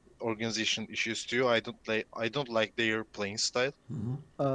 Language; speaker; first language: English; non-native, learner; Turkish